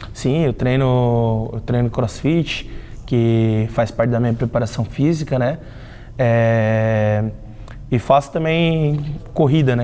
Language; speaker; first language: Portuguese; native; Portuguese